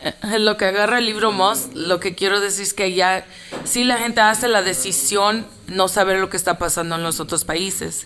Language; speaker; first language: Spanish; early bilingual, heritage; Spanish